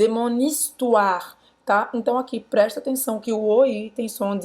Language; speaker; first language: Portuguese; native; Portuguese